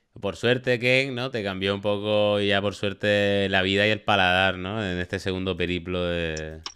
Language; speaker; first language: Spanish; native; Spanish